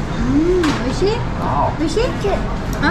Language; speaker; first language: Japanese; non-native, learner; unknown